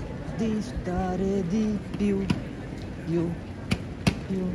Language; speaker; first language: Italian; non-native, learner; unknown